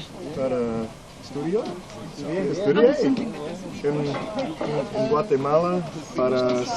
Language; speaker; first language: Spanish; non-native, learner; English